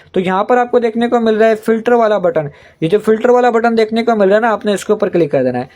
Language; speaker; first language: Urdu; non-native, local second language; Punjabi